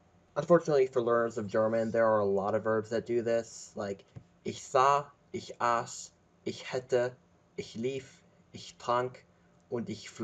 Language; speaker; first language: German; non-native, learner; English